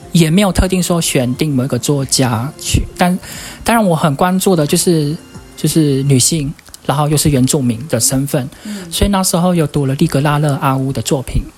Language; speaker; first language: Chinese; native; Chinese